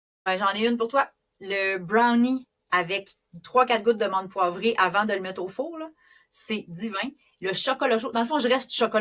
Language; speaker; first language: French; native; French